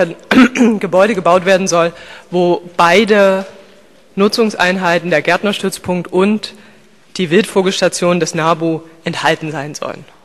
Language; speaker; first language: German; native; German